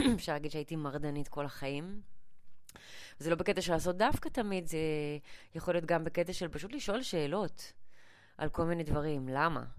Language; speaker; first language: Hebrew; early bilingual, other home language; English